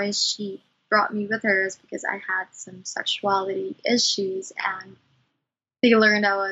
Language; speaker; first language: English; non-native, local second language; Cebuano